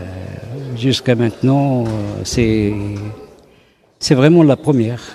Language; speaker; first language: French; non-native, local second language; Arabic